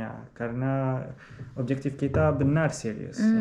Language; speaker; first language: Indonesian; non-native, learner; Arabic